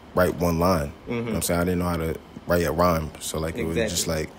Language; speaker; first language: English; native; English